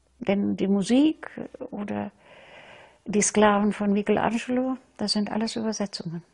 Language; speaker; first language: German; non-native, fluent; Russian